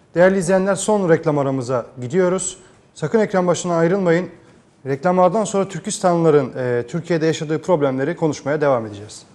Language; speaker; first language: Turkish; native; Turkish